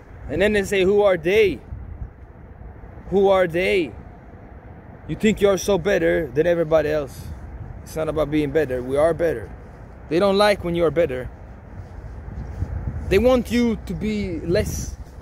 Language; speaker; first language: English; non-native, fluent; Swedish